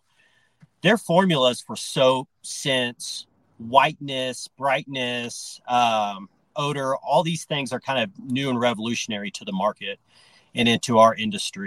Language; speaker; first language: English; native; English